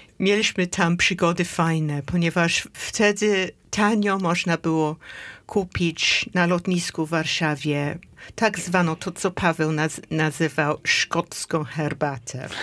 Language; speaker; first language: Polish; non-native, fluent; English